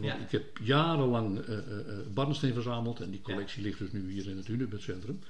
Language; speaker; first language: Dutch; native; Dutch